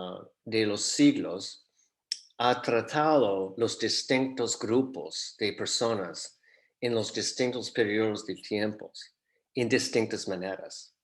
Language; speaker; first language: Spanish; non-native, fluent; English